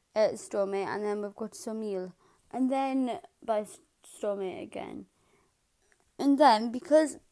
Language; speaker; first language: English; native; English